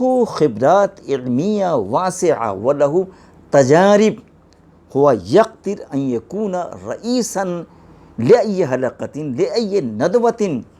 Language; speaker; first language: Arabic; non-native, fluent; Urdu